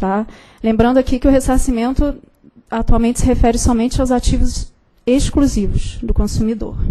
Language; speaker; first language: Portuguese; native; Portuguese